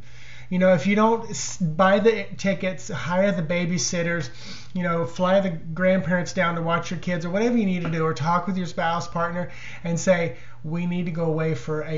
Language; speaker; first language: English; native; English